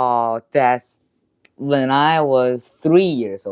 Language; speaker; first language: English; non-native, learner; Chinese